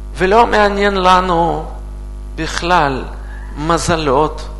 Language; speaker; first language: Hebrew; non-native, learner; Russian